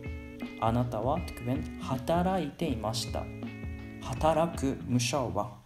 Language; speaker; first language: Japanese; non-native, learner; Georgian